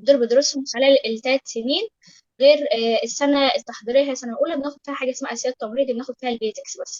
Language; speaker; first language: Arabic; native; Arabic